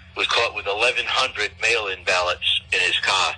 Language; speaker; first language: English; native; English